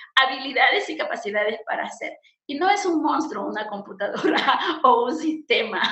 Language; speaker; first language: Spanish; native; Spanish